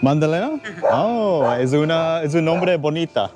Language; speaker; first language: Spanish; non-native, learner; English